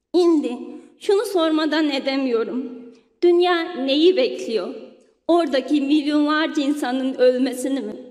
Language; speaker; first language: Turkish; non-native, fluent; Uyghur